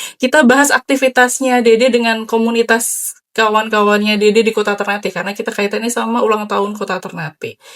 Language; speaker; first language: Indonesian; native; Indonesian